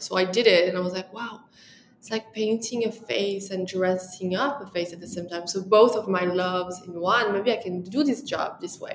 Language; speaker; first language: English; non-native, fluent; French